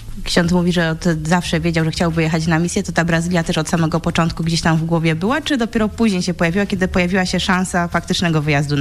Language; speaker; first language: Polish; native; Polish